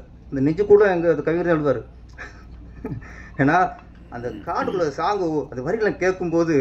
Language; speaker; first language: Tamil; native; Tamil